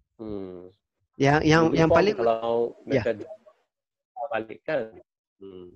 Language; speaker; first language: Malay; non-native, local second language; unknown